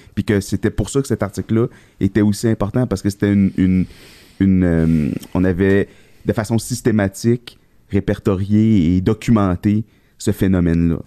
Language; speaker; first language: French; native; French